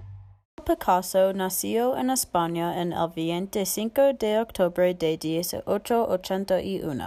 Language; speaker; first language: Spanish; non-native, learner; English